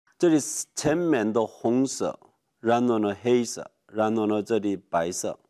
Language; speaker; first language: Chinese; non-native, fluent; Korean